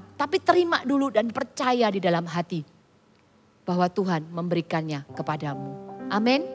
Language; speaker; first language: Indonesian; native; Indonesian